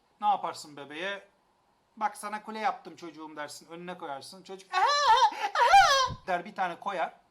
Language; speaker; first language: Turkish; native; Turkish